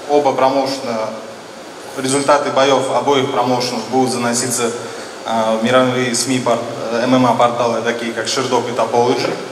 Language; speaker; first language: Russian; non-native, local second language; Uzbek